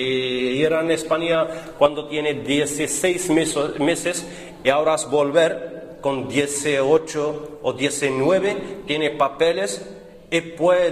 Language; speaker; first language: Spanish; non-native, learner; Arabic